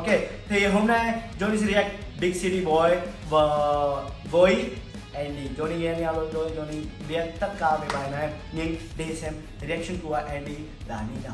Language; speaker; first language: Vietnamese; non-native, learner; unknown